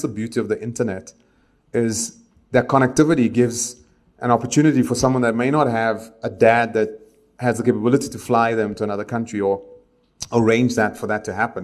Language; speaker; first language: English; native; English